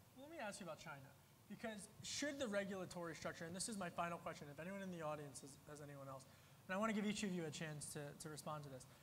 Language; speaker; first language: English; native; English